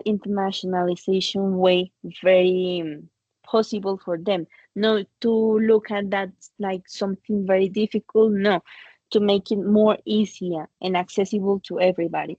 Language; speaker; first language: English; non-native, fluent; Spanish